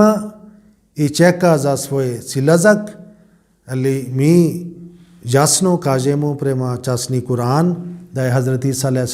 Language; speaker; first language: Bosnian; non-native, learner; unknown